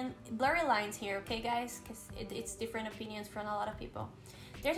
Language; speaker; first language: English; non-native, fluent; Portuguese